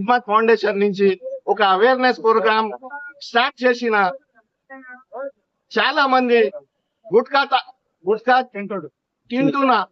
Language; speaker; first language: Telugu; non-native, local second language; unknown